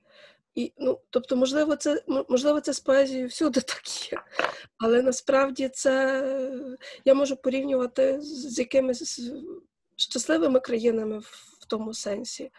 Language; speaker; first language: Ukrainian; native; Ukrainian